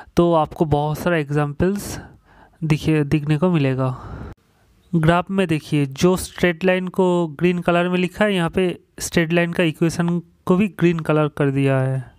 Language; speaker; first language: Hindi; non-native, local second language; Bangla